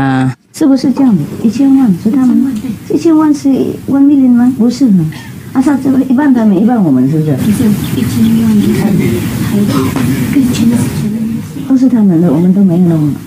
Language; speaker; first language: Chinese; non-native, fluent; Vietnamese